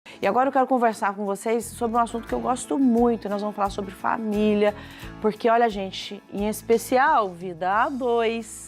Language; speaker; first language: Portuguese; native; Portuguese